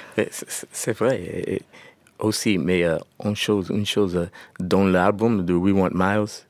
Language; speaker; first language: French; non-native, learner; English